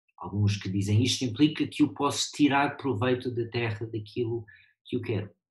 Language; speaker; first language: Portuguese; early bilingual, heritage; Portuguese